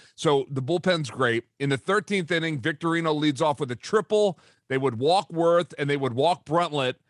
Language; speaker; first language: English; native; English